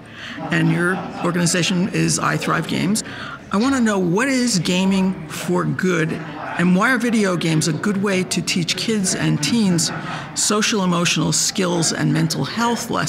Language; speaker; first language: English; native; English